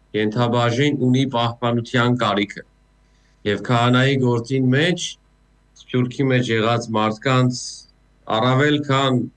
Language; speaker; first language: Armenian; native; Armenian